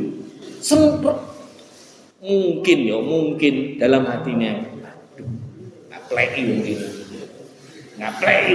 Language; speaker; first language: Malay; non-native, local second language; Javanese